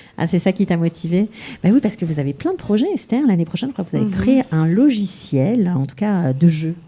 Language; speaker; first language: French; native; French